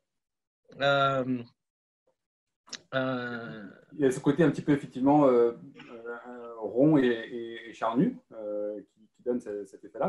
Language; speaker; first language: French; native; French